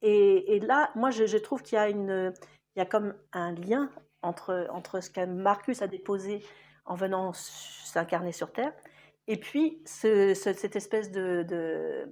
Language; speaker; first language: French; native; French